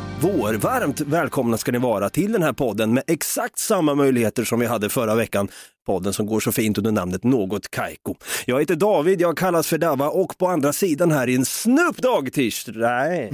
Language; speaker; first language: Swedish; native; Swedish